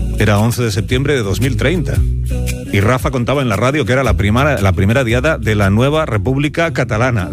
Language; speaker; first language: Spanish; native; Spanish